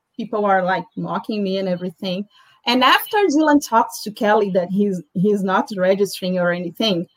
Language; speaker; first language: English; non-native, fluent; Portuguese